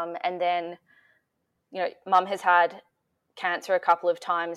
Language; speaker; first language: English; native; English